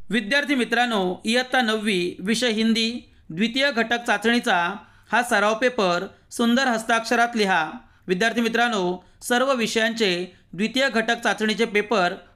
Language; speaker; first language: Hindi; non-native, local second language; Marathi